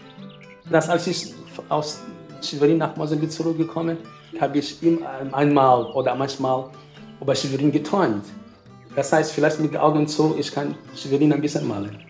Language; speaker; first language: German; non-native, fluent; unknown